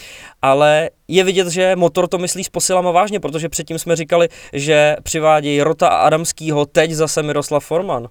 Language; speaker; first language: Czech; native; Czech